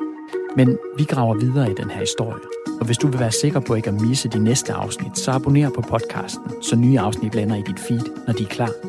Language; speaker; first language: Danish; native; Danish